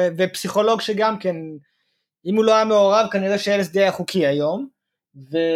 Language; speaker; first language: Hebrew; native; Hebrew